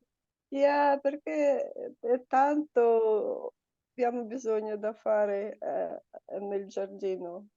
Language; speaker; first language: Italian; non-native, learner; Russian